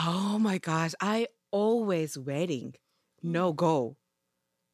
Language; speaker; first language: English; non-native, learner; Japanese